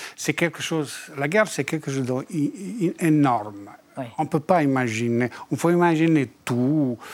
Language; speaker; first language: French; non-native, fluent; Bosnian